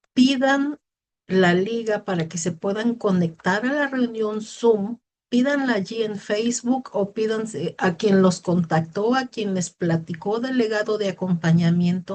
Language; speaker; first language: Spanish; native; Spanish